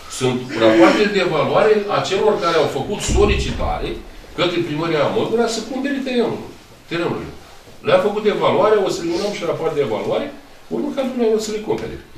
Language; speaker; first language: Romanian; native; Romanian